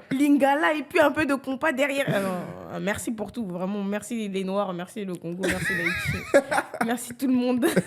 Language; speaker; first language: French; early bilingual, other home language; Haitian Creole